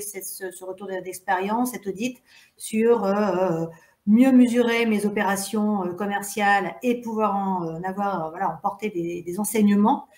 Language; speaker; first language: French; native; French